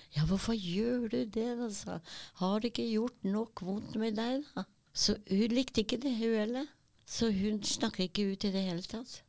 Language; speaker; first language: Norwegian; early bilingual, other home language; German